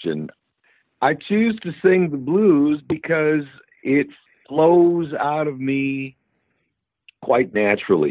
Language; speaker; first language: English; native; English